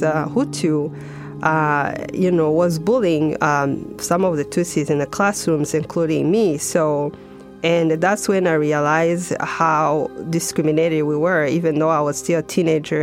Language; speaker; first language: English; non-native, local second language; Kinyarwanda